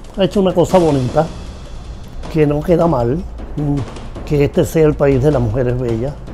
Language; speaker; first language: Spanish; native; Spanish